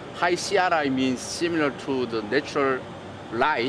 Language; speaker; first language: English; non-native, learner; Korean